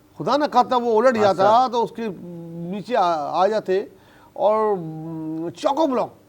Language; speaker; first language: Urdu; native; Urdu